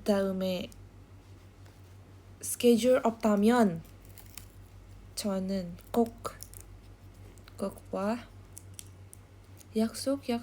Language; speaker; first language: Korean; non-native, learner; Indonesian